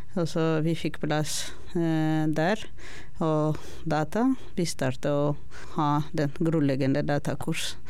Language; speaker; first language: Norwegian; non-native, learner; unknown